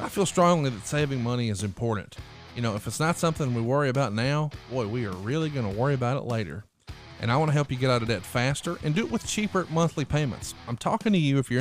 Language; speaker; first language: English; native; English